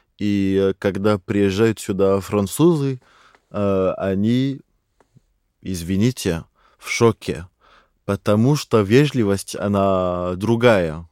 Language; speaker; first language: Russian; non-native, fluent; French